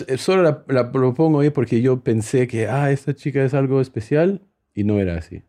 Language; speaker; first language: Spanish; early bilingual, heritage; Spanish